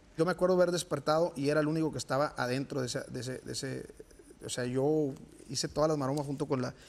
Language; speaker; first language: Spanish; native; Spanish